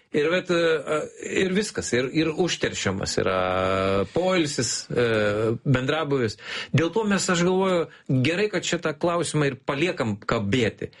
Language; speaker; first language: Lithuanian; native; Lithuanian